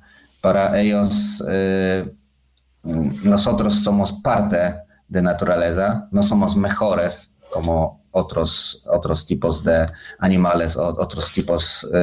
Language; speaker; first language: Spanish; non-native, fluent; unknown